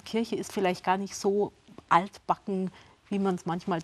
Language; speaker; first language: German; native; German